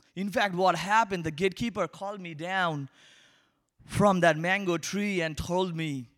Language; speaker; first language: English; non-native, local second language; Bangla